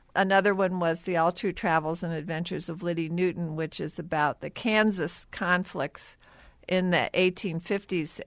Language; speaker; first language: English; native; English